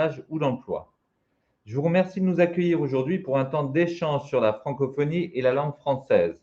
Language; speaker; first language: French; native; French